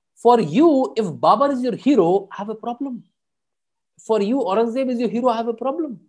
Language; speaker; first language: English; non-native, local second language; Hindi